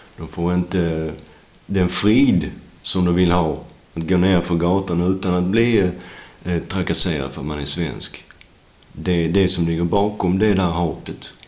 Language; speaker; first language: Swedish; native; Swedish